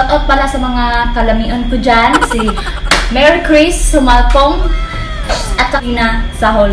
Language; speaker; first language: Filipino; non-native, local second language; Cebuano